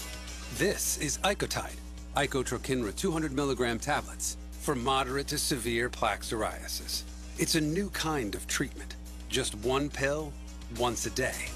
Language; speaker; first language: English; native; English